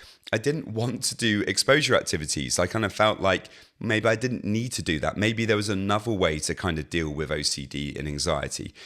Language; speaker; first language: English; native; English